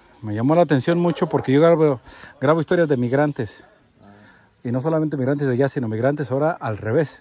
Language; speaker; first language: Spanish; native; Spanish